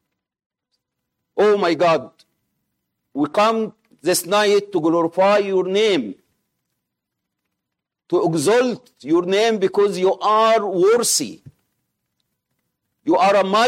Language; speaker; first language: English; non-native, fluent; Arabic